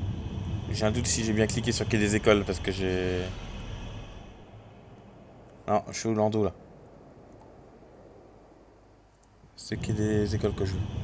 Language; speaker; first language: French; native; French